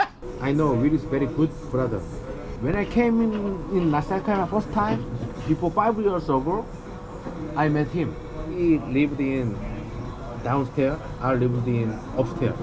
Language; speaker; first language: English; non-native, learner; Korean